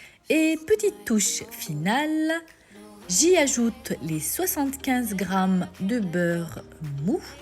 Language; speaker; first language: French; native; French